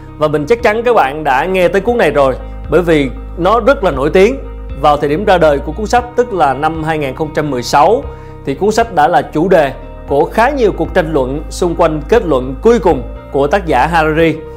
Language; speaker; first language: Vietnamese; native; Vietnamese